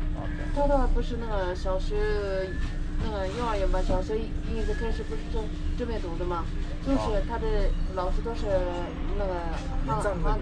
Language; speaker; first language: Chinese; non-native, local second language; Tibetan